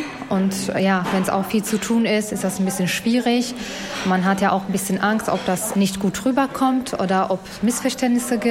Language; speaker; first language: German; non-native, fluent; Albanian